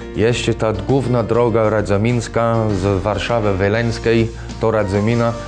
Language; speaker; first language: Polish; non-native, fluent; English